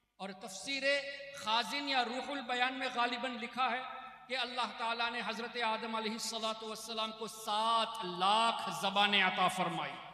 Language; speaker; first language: Urdu; non-native, fluent; Memoni